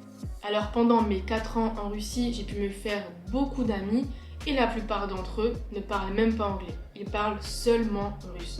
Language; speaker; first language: French; native; French